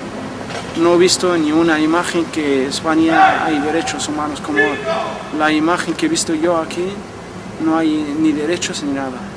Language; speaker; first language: Spanish; non-native, fluent; Arabic